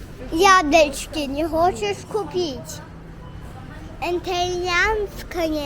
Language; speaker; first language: Russian; early bilingual, heritage; Russian